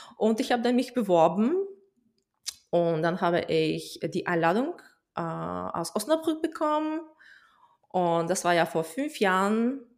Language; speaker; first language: German; non-native, fluent; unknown